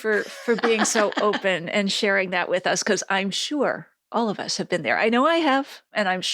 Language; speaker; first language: English; native; English